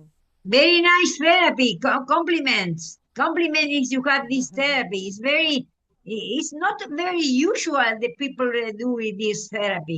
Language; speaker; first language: English; non-native, learner; Spanish